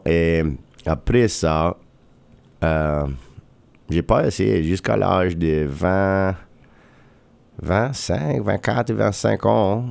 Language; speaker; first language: French; non-native, local second language; English